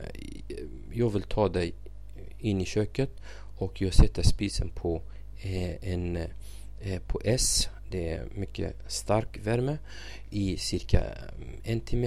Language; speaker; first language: Swedish; non-native, fluent; Arabic